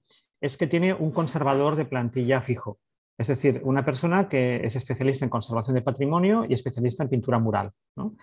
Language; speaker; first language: Spanish; native; Spanish